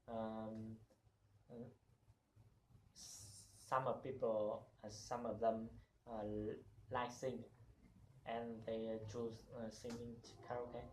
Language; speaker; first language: English; non-native, learner; Vietnamese